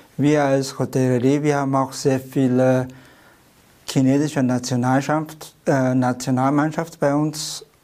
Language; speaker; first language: German; non-native, fluent; Chinese